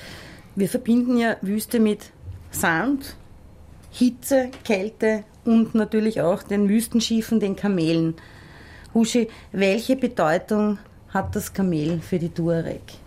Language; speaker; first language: German; native; German